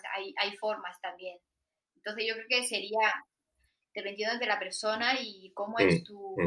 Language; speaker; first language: Spanish; non-native, fluent; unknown